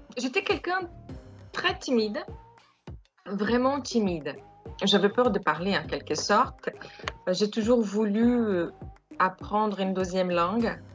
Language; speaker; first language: French; non-native, fluent; Portuguese